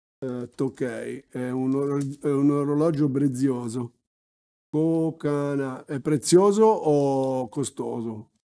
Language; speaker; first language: Italian; native; Italian